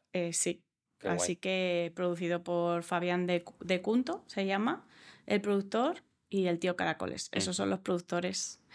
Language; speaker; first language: Spanish; early bilingual, other home language; English